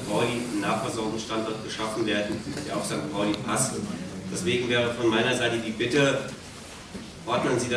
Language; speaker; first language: German; native; German